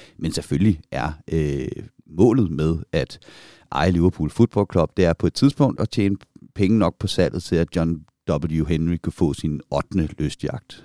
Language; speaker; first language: Danish; native; Danish